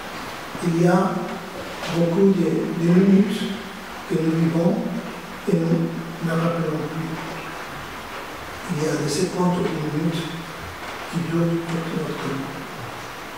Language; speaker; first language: French; non-native, fluent; Spanish